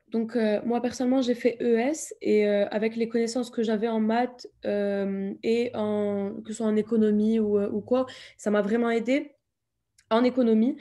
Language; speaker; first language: French; non-native, local second language; Arabic